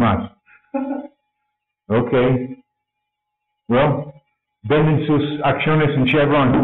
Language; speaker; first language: Spanish; non-native, learner; English